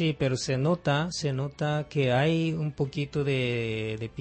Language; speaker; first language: Spanish; non-native, fluent; Japanese